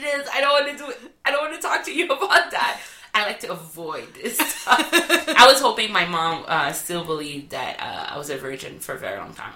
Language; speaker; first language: English; non-native, fluent; French